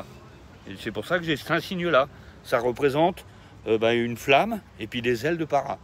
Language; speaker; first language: French; native; French